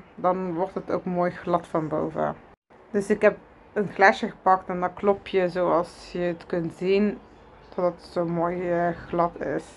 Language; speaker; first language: Dutch; early bilingual, other home language; Arabic